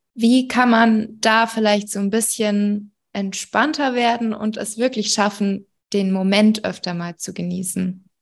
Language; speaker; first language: German; native; German